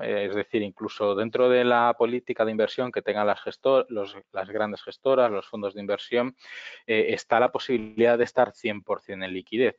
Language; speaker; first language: Spanish; native; Spanish